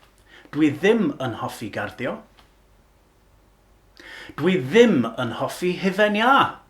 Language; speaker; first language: Welsh; non-native, learner; English